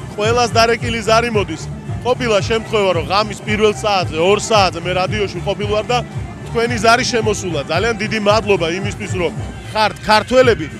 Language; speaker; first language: Georgian; native; Georgian